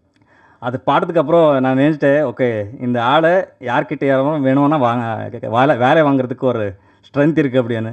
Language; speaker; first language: Tamil; non-native, learner; Kannada